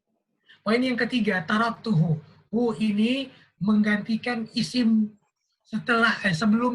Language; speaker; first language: Indonesian; native; Indonesian